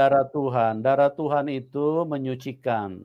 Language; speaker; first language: Indonesian; native; Indonesian